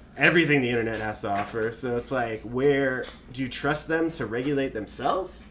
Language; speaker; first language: English; native; English